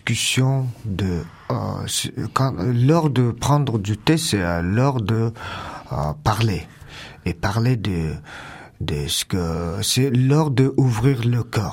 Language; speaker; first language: French; non-native, learner; Mongolian